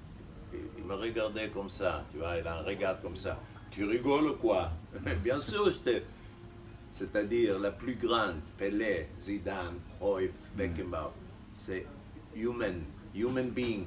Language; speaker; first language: French; non-native, fluent; Hebrew